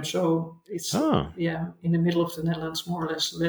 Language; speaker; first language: English; non-native, fluent; Dutch